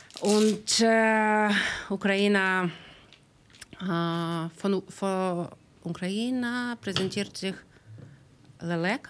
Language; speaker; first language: German; non-native, learner; Ukrainian